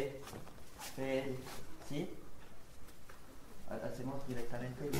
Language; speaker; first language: Spanish; non-native, learner; French